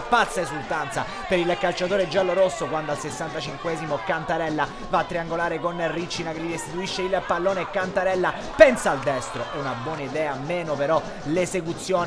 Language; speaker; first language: Italian; native; Italian